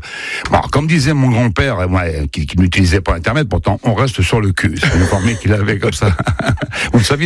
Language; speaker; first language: French; native; French